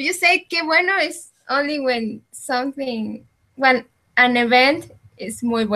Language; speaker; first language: English; non-native, learner; Spanish